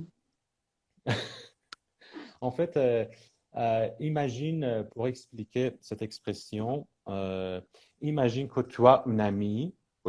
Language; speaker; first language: French; non-native, fluent; Persian